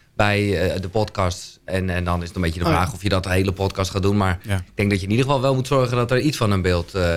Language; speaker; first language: Dutch; native; Dutch